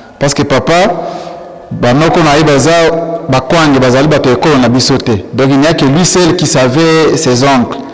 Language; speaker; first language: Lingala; non-native, local second language; Swahili